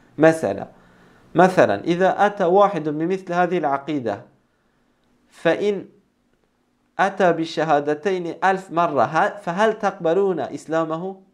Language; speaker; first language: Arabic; non-native, fluent; Turkish